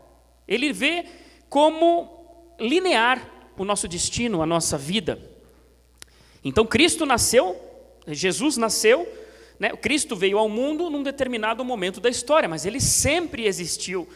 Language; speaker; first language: Portuguese; native; Portuguese